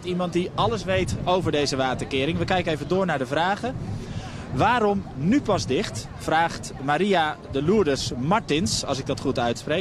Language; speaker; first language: Dutch; native; Dutch